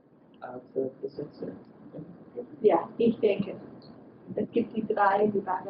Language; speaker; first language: German; non-native, learner; English